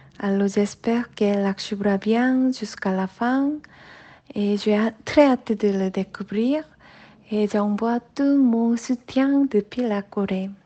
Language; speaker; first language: French; non-native, fluent; Korean